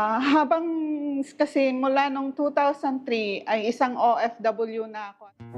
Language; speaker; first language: Filipino; non-native, local second language; Hiligaynon